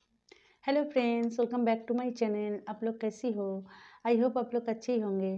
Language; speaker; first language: Hindi; non-native, local second language; Bangla